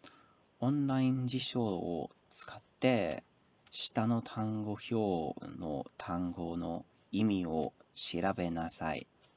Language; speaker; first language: Japanese; non-native, learner; English